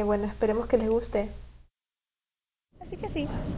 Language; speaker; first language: Spanish; non-native, fluent; English